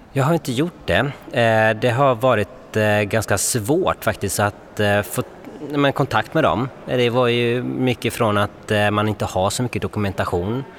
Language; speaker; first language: Swedish; early bilingual, other home language; Bangla